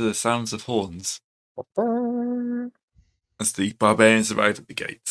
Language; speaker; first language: English; native; English